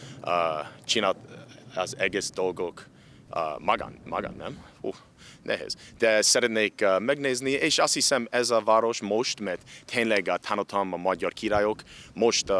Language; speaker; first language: Hungarian; non-native, learner; English